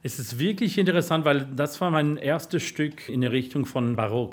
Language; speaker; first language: German; non-native, learner; English